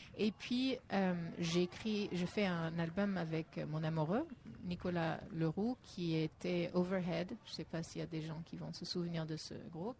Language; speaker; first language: French; non-native, fluent; English